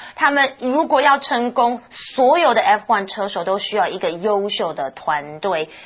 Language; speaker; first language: Chinese; native; Chinese